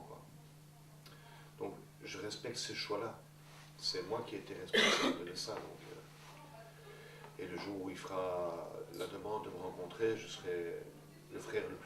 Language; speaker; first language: French; native; French